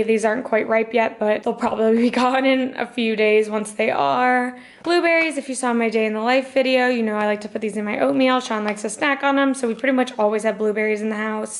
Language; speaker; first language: English; native; English